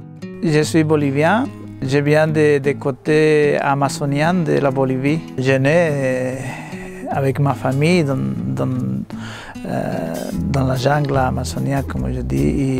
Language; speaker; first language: French; non-native, learner; Spanish